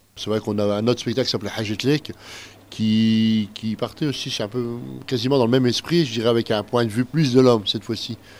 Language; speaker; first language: French; native; French